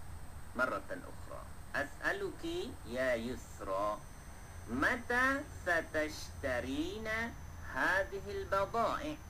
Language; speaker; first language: Arabic; non-native, fluent; Malay